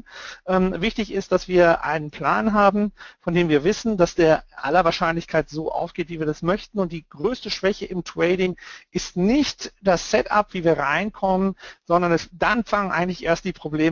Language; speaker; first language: German; native; German